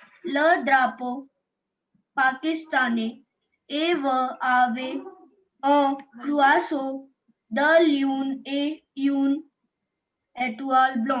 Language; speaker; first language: French; non-native, learner; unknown